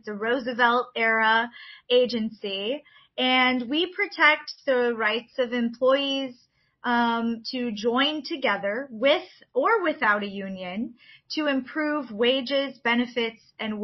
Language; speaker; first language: English; native; English